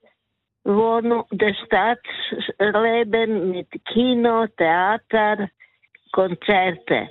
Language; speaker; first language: German; non-native, learner; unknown